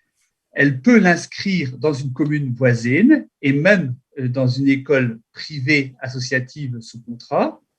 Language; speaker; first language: French; native; French